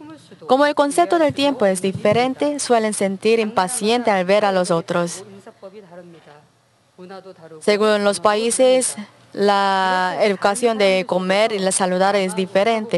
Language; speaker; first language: Spanish; non-native, learner; Korean